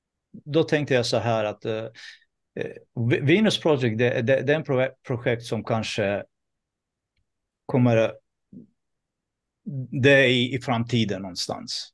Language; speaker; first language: Swedish; non-native, fluent; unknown